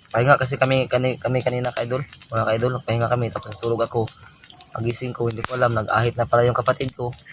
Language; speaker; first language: Filipino; native; Filipino